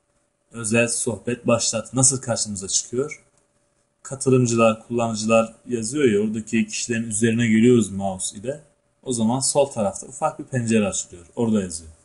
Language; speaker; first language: Turkish; native; Turkish